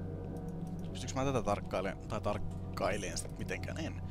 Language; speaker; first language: Finnish; native; Finnish